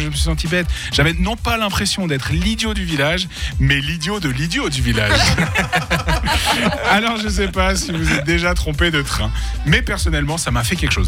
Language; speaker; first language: French; native; French